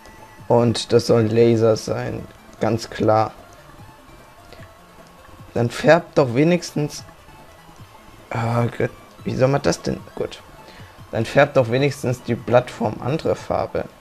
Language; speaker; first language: German; native; German